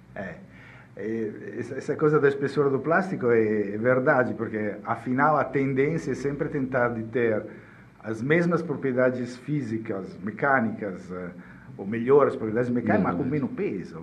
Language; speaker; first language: Portuguese; non-native, fluent; Italian